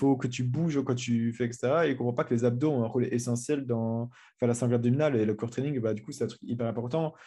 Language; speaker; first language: French; native; French